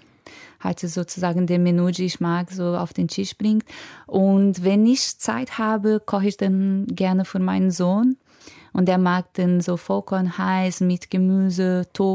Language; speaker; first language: German; non-native, fluent; Portuguese